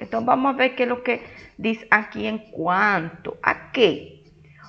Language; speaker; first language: Portuguese; non-native, fluent; Spanish